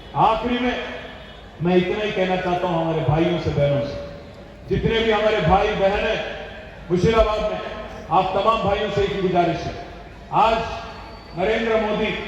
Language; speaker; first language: Hindi; non-native, local second language; Telugu